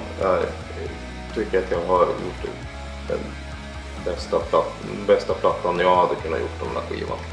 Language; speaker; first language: Swedish; native; Swedish